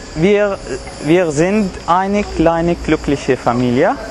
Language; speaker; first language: German; non-native, learner; Arabic